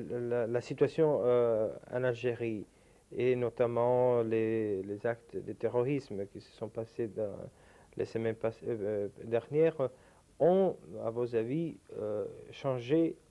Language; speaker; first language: French; non-native, fluent; Italian